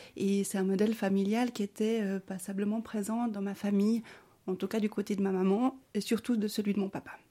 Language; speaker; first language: French; early bilingual, other home language; Spanish